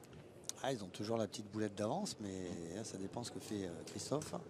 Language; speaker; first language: French; native; French